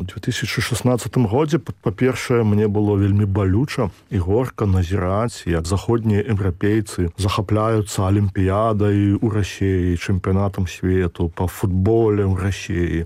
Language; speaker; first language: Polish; non-native, learner; Belarusian